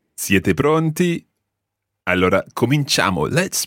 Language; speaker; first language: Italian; non-native, fluent; English